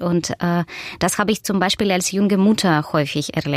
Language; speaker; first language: German; non-native, fluent; Russian